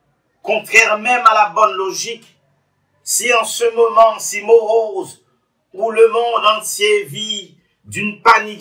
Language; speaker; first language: French; non-native, local second language; Haitian Creole